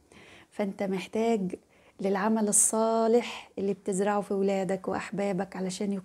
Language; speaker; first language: Arabic; native; Arabic